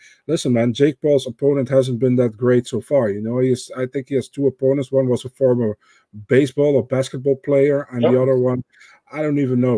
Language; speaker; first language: English; non-native, fluent; Dutch